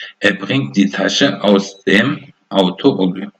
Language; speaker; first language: German; non-native, fluent; Turkish